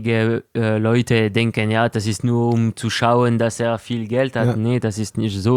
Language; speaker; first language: German; non-native, local second language; French